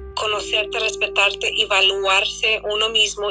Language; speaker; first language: Spanish; early bilingual, heritage; Spanish